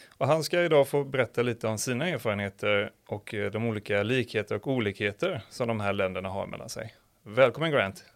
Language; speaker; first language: Swedish; native; Swedish